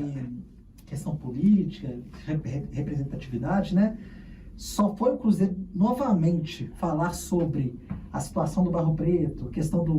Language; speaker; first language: Portuguese; native; Portuguese